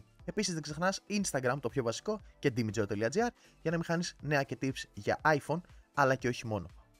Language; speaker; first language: Greek; native; Greek